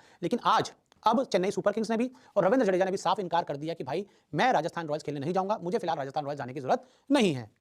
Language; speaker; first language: Hindi; native; Hindi